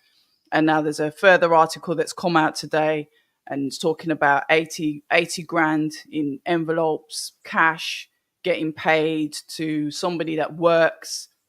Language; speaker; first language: English; native; English